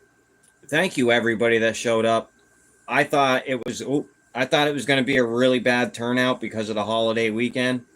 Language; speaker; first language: English; native; English